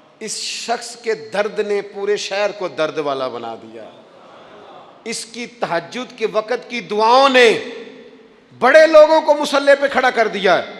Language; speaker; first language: Urdu; non-native, local second language; Punjabi